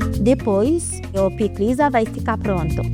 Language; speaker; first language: Portuguese; non-native, learner; Haitian Creole